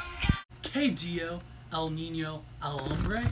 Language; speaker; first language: Spanish; non-native, learner; English